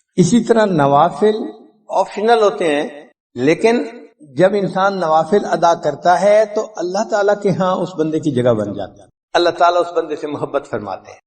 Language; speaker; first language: Urdu; non-native, local second language; Punjabi